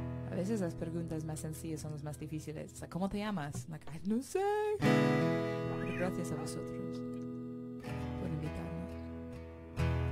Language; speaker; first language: Spanish; non-native, fluent; English